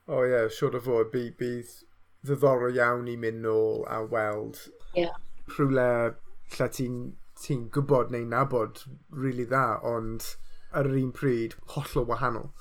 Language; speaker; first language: Welsh; non-native, local second language; English